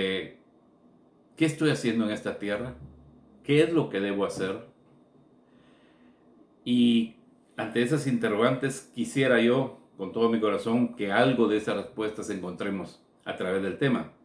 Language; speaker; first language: Spanish; native; Spanish